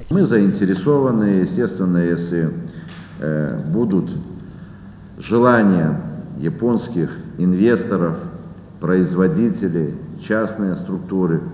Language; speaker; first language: Russian; native; Russian